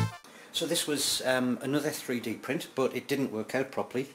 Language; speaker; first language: English; native; English